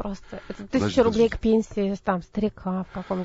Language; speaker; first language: Russian; native; Russian